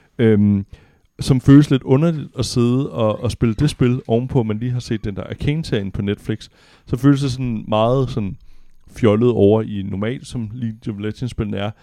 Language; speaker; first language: Danish; native; Danish